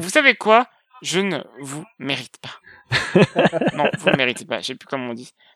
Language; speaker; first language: French; native; French